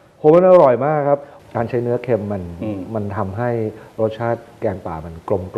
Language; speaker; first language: Thai; native; Thai